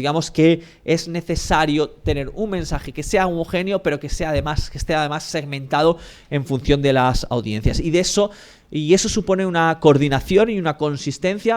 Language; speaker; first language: Spanish; native; Spanish